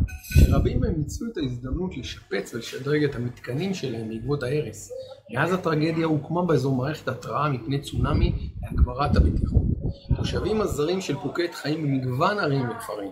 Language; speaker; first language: Hebrew; native; Hebrew